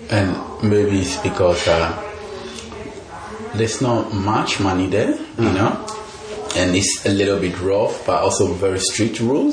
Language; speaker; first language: English; non-native, local second language; Ga